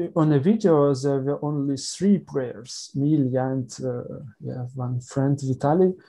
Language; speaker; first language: English; non-native, learner; Ukrainian